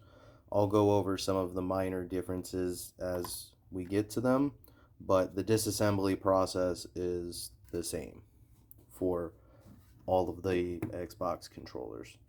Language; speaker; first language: English; native; English